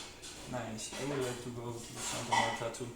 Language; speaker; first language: English; non-native, learner; Spanish